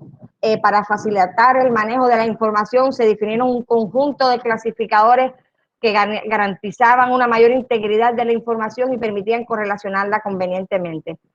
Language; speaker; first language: Spanish; native; Spanish